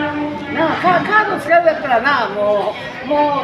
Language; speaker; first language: Japanese; non-native, learner; Filipino